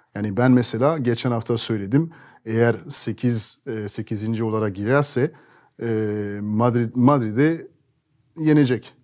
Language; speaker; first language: Turkish; non-native, fluent; French